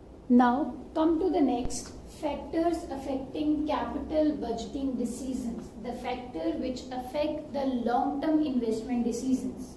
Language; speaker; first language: English; non-native, local second language; Hindi